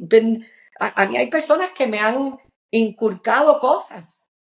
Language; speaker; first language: Spanish; early bilingual, heritage; Spanish